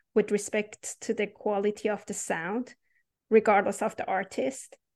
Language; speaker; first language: English; non-native, fluent; Persian